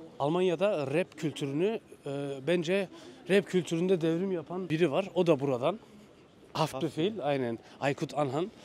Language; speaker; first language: Turkish; early bilingual, heritage; Turkish